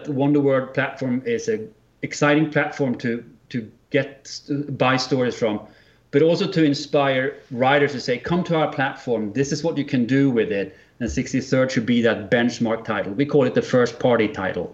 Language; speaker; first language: English; non-native, fluent; Swedish